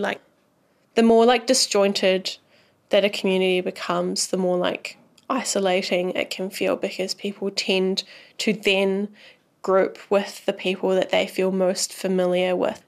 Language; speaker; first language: English; native; English